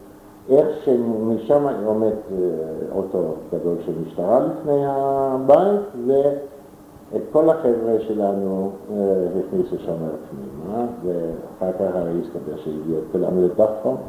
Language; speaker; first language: Hebrew; non-native, fluent; German